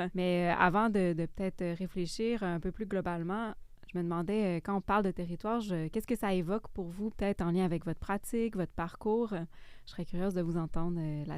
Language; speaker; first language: French; native; French